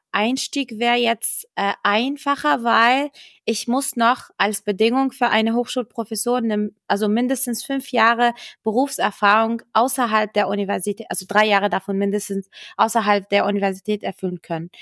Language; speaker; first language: German; non-native, fluent; Arabic